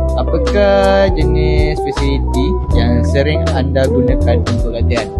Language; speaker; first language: Malay; native; Malay